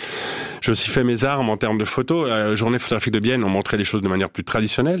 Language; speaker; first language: French; non-native, local second language; Swiss German